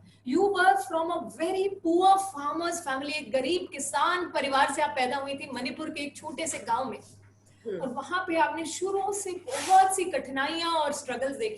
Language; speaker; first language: Hindi; native; Hindi